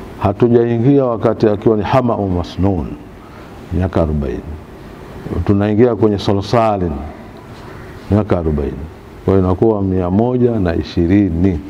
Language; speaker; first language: Swahili; native; Swahili